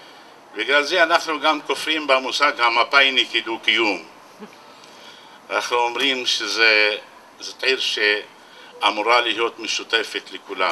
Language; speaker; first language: Hebrew; non-native, local second language; Arabic